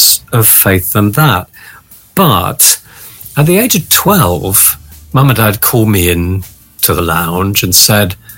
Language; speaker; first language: English; native; English